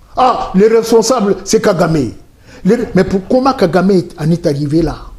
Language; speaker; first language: French; non-native, local second language; Luba-Lulua